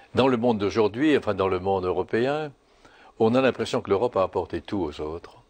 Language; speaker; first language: French; native; French